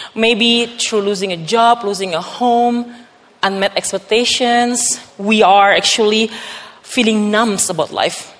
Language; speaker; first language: English; non-native, fluent; Indonesian